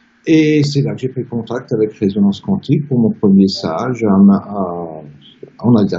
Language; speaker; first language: French; native; French